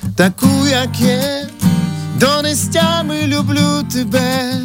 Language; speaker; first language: Ukrainian; native; Ukrainian